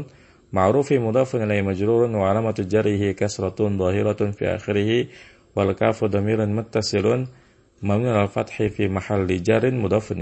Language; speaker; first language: Arabic; non-native, fluent; Indonesian